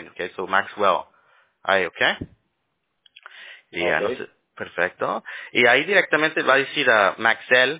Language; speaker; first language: Spanish; early bilingual, heritage; Spanish